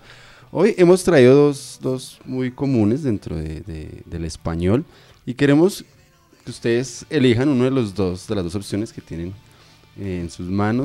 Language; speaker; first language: Spanish; native; Spanish